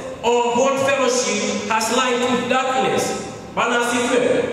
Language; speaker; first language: English; non-native, local second language; Kikuyu